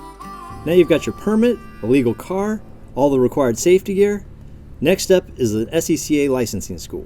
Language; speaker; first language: English; native; English